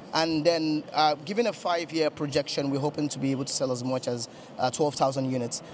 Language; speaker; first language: English; non-native, local second language; Yoruba